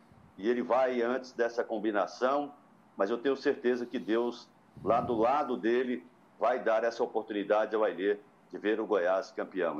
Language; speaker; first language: Portuguese; native; Portuguese